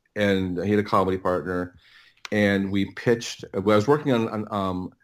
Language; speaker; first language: English; native; English